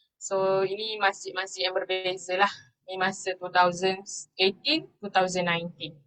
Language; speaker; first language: Malay; non-native, local second language; Tamil